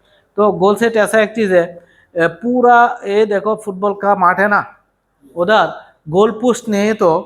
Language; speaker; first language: Hindi; non-native, learner; Bangla